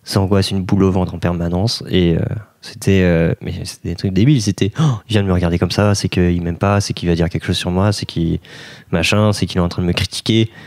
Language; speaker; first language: French; native; French